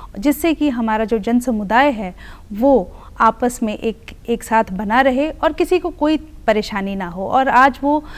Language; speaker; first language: Hindi; native; Hindi